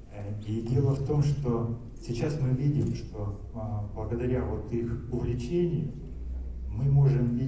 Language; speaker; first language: Russian; native; Russian